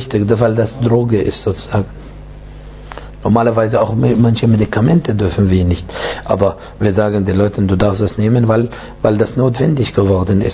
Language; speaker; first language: German; non-native, fluent; Arabic